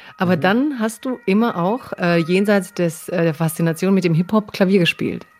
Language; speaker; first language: German; early bilingual, other home language; Croatian